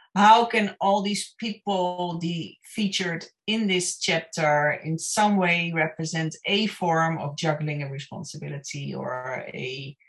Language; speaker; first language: English; non-native, fluent; Dutch